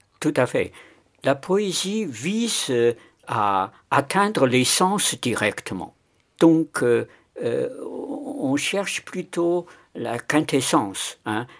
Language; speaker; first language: French; non-native, fluent; Chinese